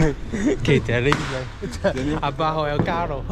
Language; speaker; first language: Spanish; non-native, learner; English